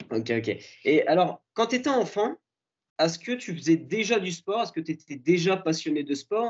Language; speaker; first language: French; native; French